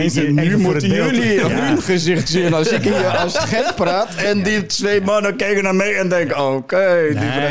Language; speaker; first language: Dutch; non-native, fluent; Portuguese